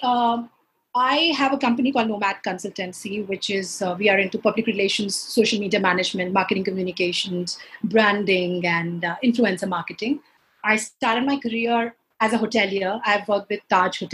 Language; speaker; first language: English; non-native, local second language; Punjabi